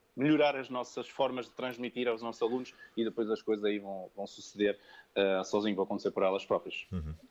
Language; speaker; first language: Portuguese; early bilingual, other home language; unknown